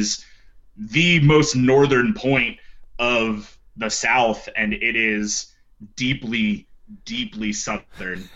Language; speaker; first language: English; native; English